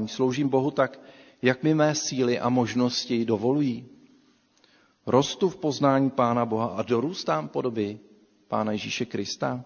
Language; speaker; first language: Czech; native; Czech